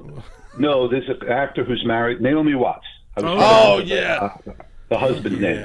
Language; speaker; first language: English; native; English